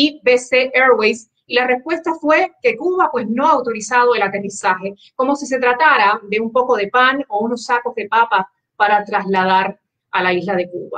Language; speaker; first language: Spanish; native; Spanish